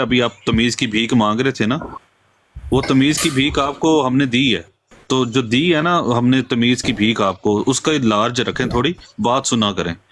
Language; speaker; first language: Hindi; non-native, local second language; Punjabi